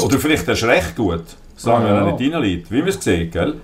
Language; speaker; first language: German; native; German